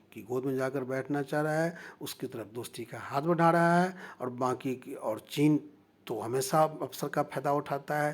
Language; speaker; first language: Hindi; native; Hindi